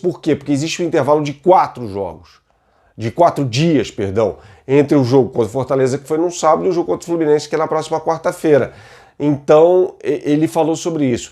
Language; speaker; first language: Portuguese; native; Portuguese